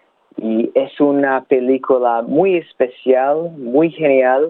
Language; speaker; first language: Spanish; non-native, learner; English